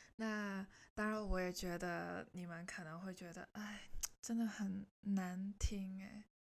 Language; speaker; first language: Chinese; non-native, local second language; Cantonese